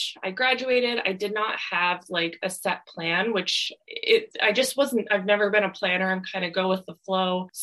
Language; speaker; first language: English; native; English